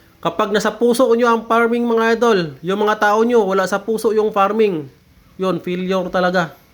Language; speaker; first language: Filipino; non-native, local second language; Hiligaynon